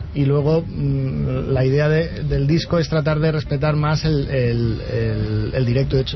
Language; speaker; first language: Spanish; native; Spanish